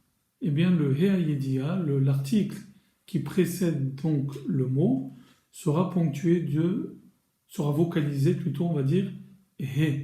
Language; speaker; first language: French; native; French